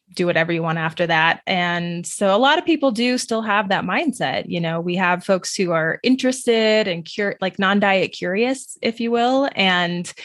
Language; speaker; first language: English; native; English